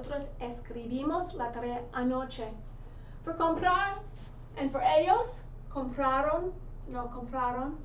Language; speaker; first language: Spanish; non-native, fluent; English